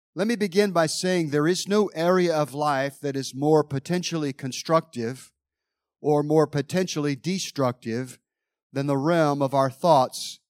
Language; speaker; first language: English; native; English